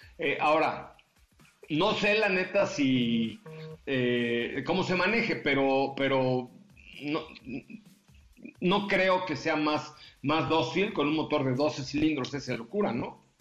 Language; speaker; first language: Spanish; native; Spanish